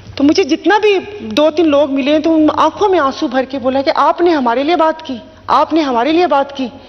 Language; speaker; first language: Urdu; non-native, local second language; Sindhi